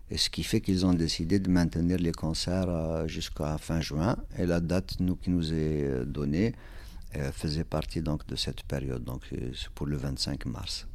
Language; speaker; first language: French; non-native, local second language; Kabyle